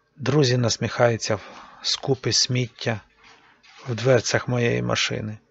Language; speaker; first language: Ukrainian; native; Ukrainian